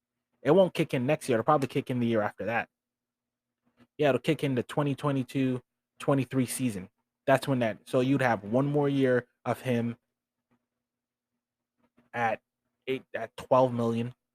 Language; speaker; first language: English; native; English